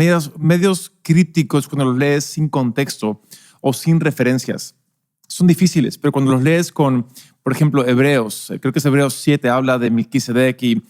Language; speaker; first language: Spanish; non-native, local second language; English